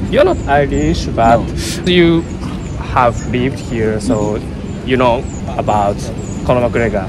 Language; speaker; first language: English; non-native, learner; Japanese